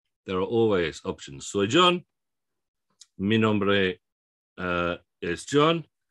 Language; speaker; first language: Spanish; non-native, fluent; English